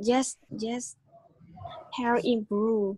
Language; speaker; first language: English; non-native, learner; Vietnamese